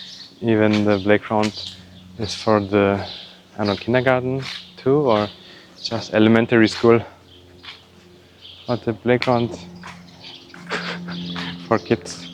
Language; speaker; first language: English; non-native, learner; Indonesian